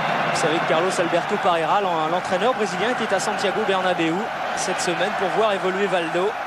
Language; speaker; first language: French; native; French